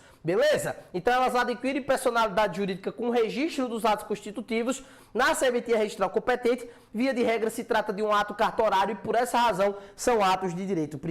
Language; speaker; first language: Portuguese; native; Portuguese